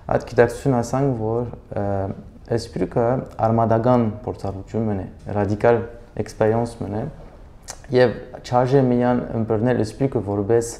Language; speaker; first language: Armenian; early bilingual, heritage; Armenian